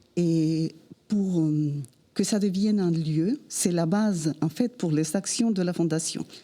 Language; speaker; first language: French; non-native, fluent; Spanish